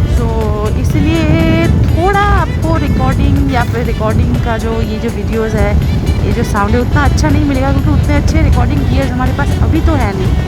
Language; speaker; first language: Hindi; non-native, local second language; Bangla